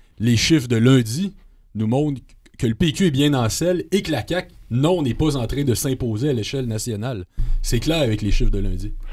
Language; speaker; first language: French; native; French